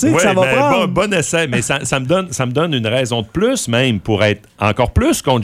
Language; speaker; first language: French; native; French